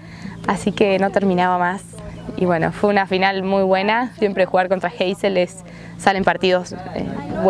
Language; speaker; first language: Spanish; native; Spanish